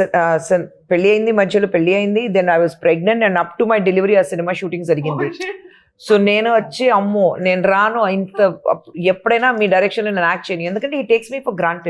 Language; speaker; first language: Telugu; non-native, local second language; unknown